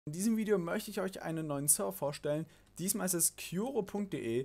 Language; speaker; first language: German; native; German